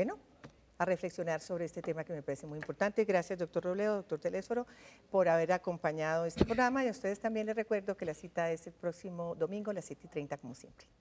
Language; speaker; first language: Spanish; native; Spanish